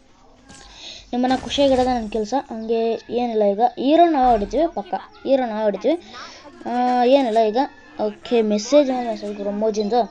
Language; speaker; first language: Kannada; native; Kannada